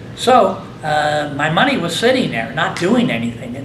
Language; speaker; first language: English; native; English